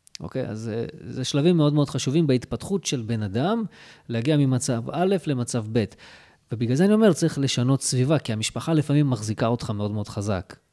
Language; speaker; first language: Hebrew; early bilingual, other home language; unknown